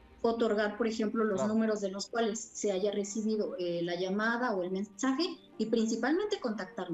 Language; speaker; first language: Spanish; native; Spanish